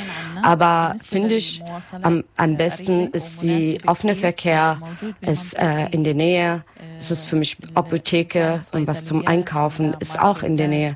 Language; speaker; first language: German; non-native, learner; Arabic